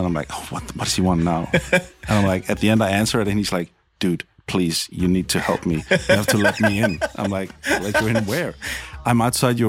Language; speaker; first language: English; non-native, fluent; Danish